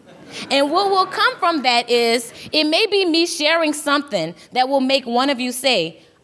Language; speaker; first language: English; native; English